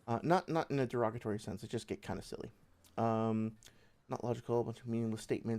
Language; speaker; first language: English; native; English